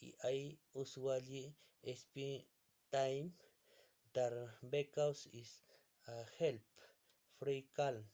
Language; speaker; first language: English; non-native, learner; Spanish